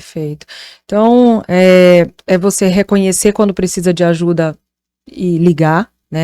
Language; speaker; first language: Portuguese; native; Portuguese